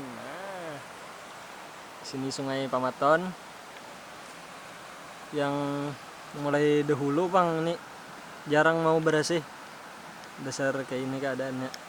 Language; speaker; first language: Indonesian; non-native, local second language; Banjar